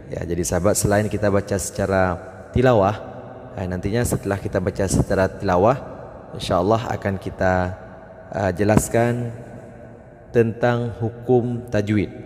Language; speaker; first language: Malay; native; Malay